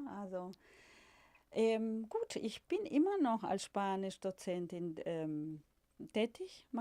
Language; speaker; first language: German; non-native, fluent; Spanish